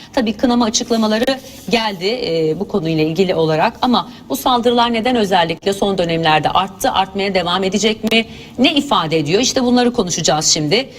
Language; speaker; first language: Turkish; native; Turkish